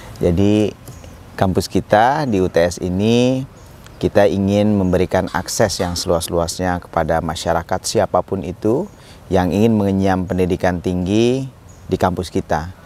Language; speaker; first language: Indonesian; native; Indonesian